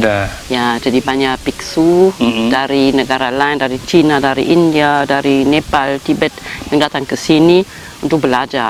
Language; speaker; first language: Indonesian; non-native, fluent; German